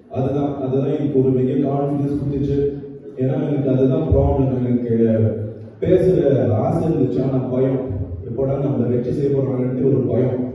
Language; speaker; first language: Tamil; early bilingual, heritage; Tamil